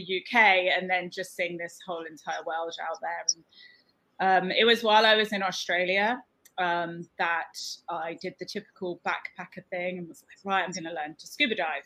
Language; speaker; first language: English; native; English